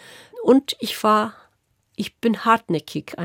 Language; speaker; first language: German; non-native, local second language; Turkish